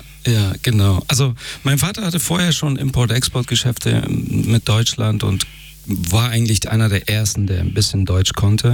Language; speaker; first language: German; early bilingual, other home language; Persian